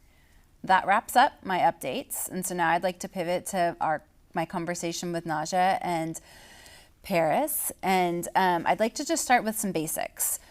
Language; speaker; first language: English; native; English